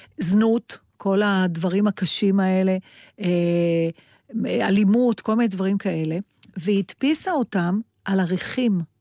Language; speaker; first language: Hebrew; native; Hebrew